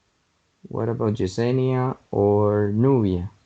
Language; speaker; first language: English; non-native, fluent; Spanish